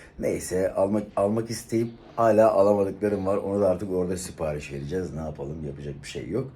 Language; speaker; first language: Turkish; native; Turkish